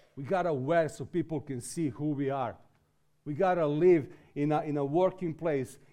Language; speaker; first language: English; non-native, fluent; Serbian